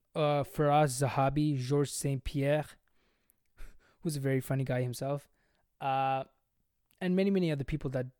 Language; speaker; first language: English; non-native, local second language; Bangla